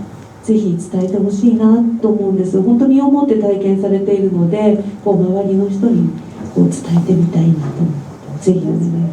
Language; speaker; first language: Japanese; native; Japanese